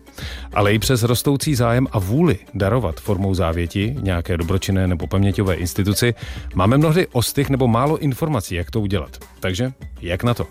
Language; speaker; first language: Czech; native; Czech